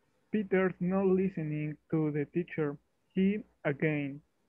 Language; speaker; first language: English; non-native, learner; Spanish